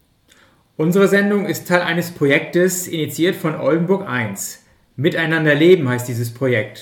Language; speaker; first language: German; native; German